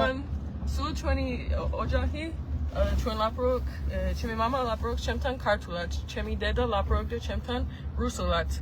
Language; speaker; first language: Georgian; early bilingual, heritage; Georgian